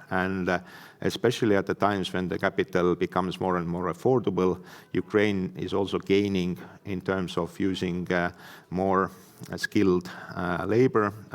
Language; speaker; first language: English; non-native, fluent; Estonian